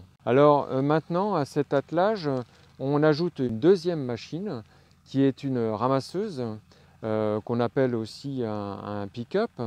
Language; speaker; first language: French; native; French